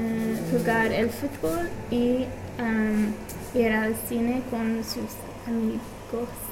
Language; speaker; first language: Spanish; non-native, learner; English